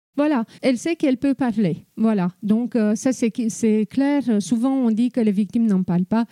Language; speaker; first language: French; non-native, fluent; Romanian